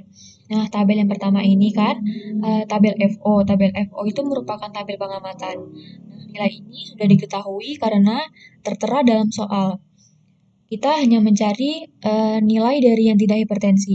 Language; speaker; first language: Indonesian; native; Indonesian